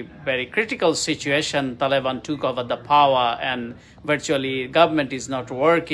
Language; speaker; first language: English; non-native, fluent; Bangla